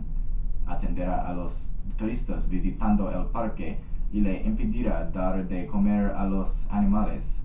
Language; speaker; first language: Spanish; non-native, fluent; English